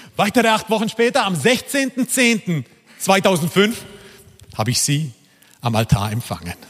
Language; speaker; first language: German; non-native, fluent; Croatian